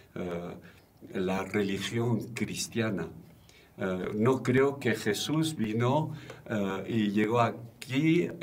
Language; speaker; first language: Spanish; non-native, fluent; French